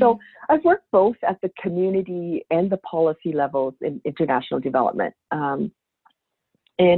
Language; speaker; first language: English; native; English